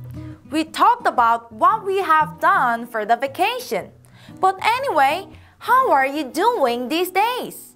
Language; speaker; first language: English; non-native, fluent; Korean